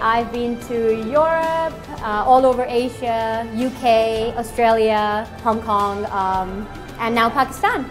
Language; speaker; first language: English; non-native, local second language; Urdu